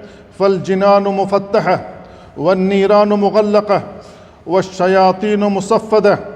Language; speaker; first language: Arabic; non-native, fluent; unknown